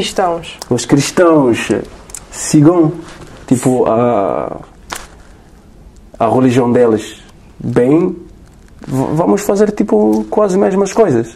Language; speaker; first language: Portuguese; non-native, learner; French